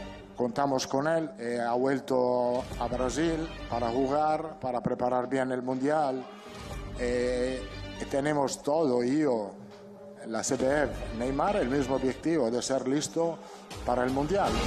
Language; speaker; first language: Spanish; non-native, fluent; Italian